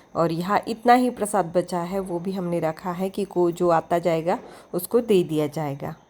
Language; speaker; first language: Hindi; non-native, local second language; Marathi